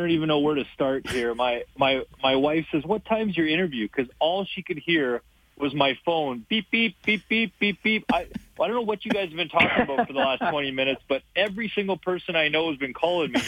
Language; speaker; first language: English; native; English